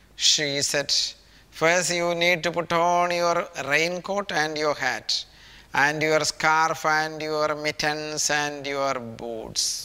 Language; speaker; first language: English; non-native, local second language; Malayalam